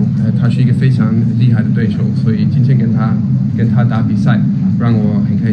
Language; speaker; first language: Chinese; non-native, fluent; Danish